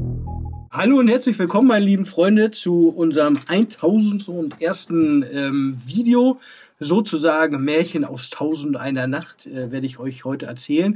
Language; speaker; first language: German; native; German